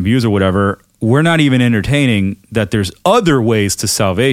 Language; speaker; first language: English; early bilingual, other home language; German